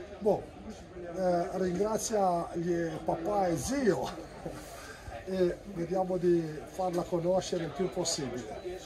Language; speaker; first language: Italian; native; Italian